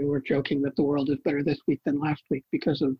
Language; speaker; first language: English; native; English